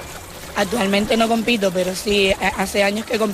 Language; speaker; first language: Spanish; native; Spanish